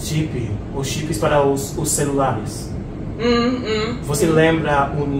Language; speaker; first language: Portuguese; non-native, learner; English